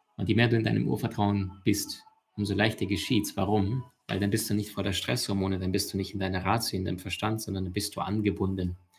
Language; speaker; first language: German; early bilingual, other home language; Russian